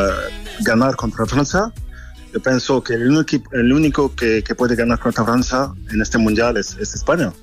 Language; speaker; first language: Spanish; non-native, fluent; French